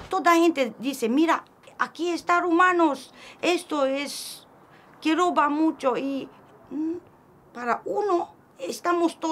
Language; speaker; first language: Spanish; non-native, learner; Romanian